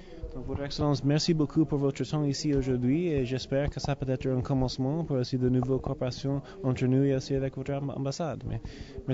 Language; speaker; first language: French; non-native, learner; English